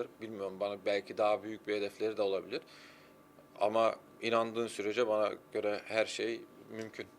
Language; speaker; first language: Turkish; early bilingual, heritage; Turkish